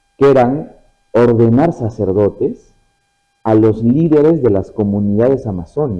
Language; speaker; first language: Spanish; native; Spanish